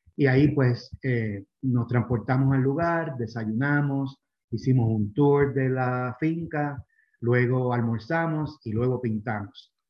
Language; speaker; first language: Spanish; native; Spanish